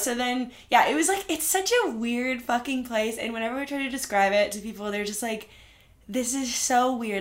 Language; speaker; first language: English; native; English